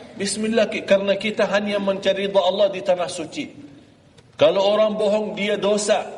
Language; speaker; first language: Malay; non-native, fluent; Arabic